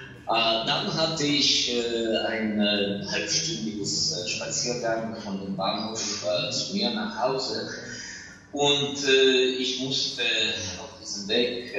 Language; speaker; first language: German; non-native, fluent; Ukrainian